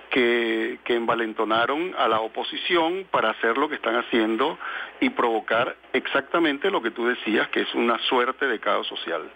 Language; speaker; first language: Spanish; native; Spanish